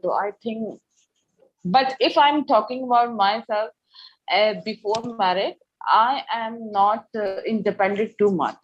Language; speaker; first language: English; non-native, learner; Urdu